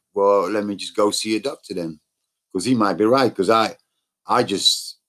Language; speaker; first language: English; non-native, fluent; Dutch